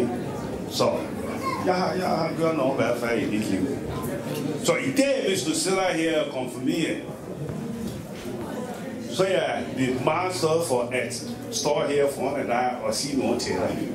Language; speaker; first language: Danish; non-native, fluent; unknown